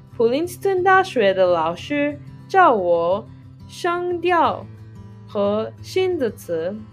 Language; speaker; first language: Chinese; non-native, learner; English